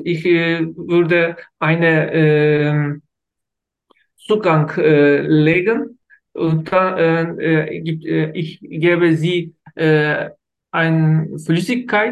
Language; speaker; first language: German; non-native, learner; Turkish